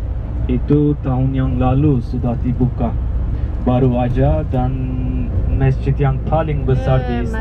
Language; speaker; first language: Indonesian; non-native, fluent; Turkish